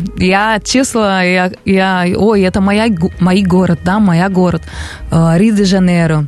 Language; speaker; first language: Russian; non-native, learner; Portuguese